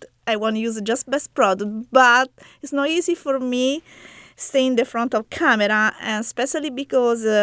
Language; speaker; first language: English; non-native, learner; Italian